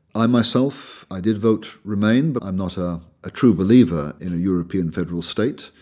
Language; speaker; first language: English; native; English